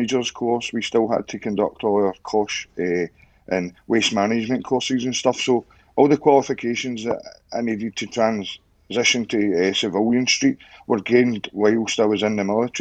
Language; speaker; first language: English; native; English